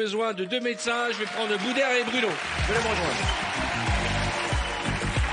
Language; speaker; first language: French; native; French